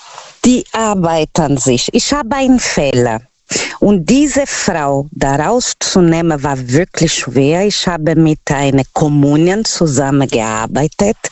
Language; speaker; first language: German; non-native, learner; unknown